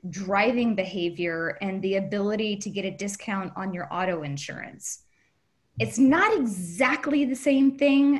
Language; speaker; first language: English; native; English